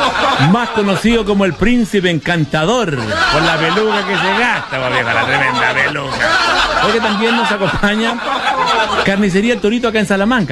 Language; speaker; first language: Spanish; native; Spanish